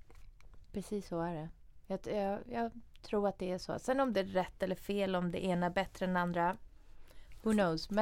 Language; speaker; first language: Swedish; early bilingual, other home language; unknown